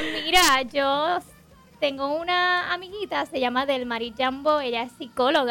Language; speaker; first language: Spanish; native; Spanish